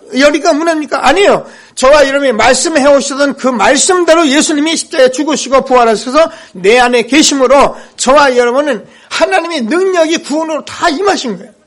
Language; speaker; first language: Korean; native; Korean